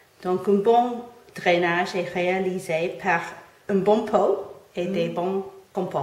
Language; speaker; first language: French; non-native, fluent; English